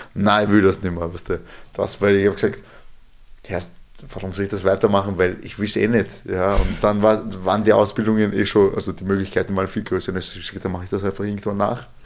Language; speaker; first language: German; early bilingual, other home language; Serbian